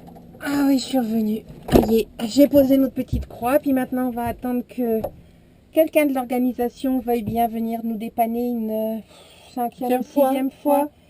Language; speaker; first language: French; native; French